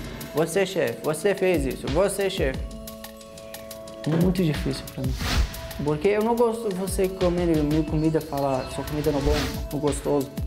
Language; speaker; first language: Portuguese; non-native, learner; Arabic